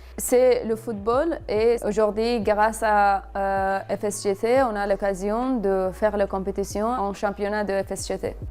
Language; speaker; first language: French; non-native, fluent; Persian